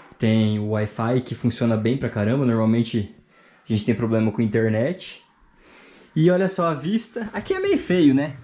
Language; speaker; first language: Portuguese; native; Portuguese